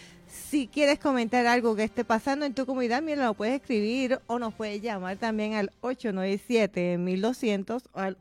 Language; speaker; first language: Spanish; native; Spanish